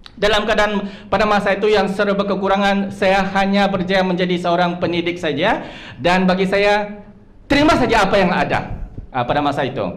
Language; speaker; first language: Malay; non-native, local second language; Chinese